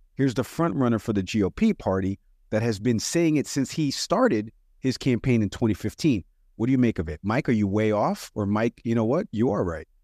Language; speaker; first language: English; early bilingual, other home language; Hindi